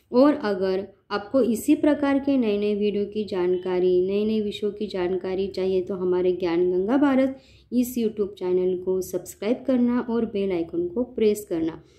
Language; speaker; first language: Hindi; non-native, local second language; Marathi